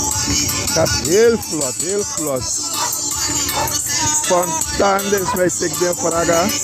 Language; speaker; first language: Dutch; non-native, local second language; Sranan Tongo